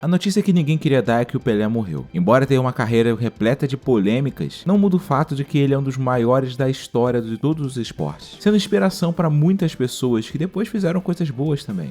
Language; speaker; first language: Portuguese; native; Portuguese